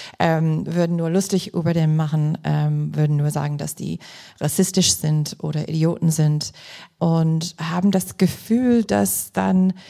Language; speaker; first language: German; non-native, fluent; English